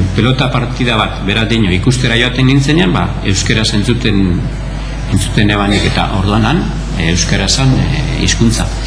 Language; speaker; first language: Basque; native; Basque